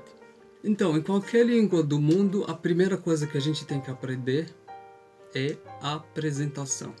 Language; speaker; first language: Portuguese; non-native, fluent; Arabic